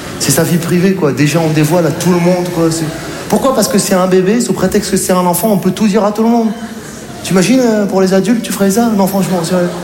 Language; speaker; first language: French; native; French